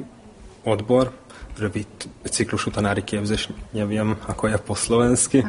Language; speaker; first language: Slovak; non-native, local second language; Hungarian